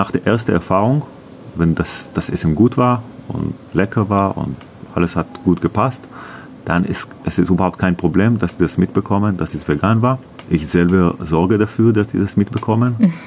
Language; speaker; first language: German; non-native, learner; Hebrew